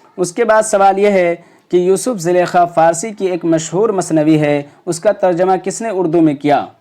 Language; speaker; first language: Urdu; native; Urdu